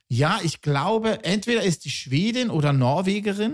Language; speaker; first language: German; native; German